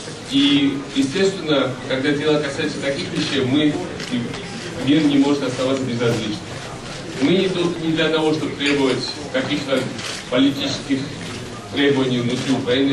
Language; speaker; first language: Russian; non-native, local second language; Georgian